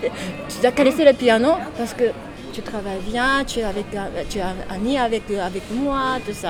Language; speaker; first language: French; non-native, learner; Japanese